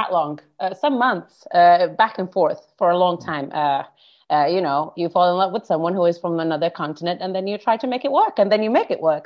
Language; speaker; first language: English; non-native, fluent; Finnish